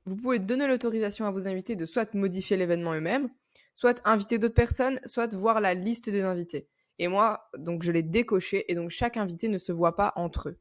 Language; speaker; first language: French; native; French